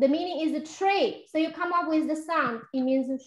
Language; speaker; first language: English; non-native, fluent; Chinese